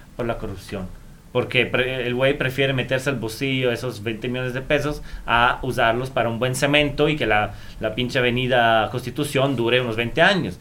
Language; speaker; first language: Spanish; non-native, fluent; Italian